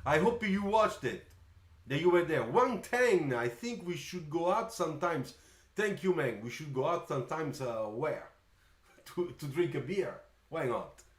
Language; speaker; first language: English; non-native, fluent; Italian